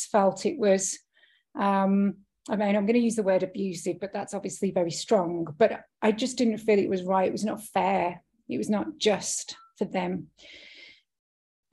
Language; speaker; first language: English; native; English